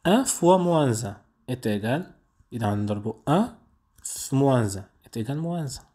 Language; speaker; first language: French; non-native, local second language; Arabic